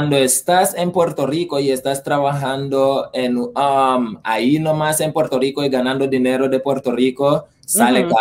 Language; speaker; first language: Spanish; early bilingual, heritage; Spanish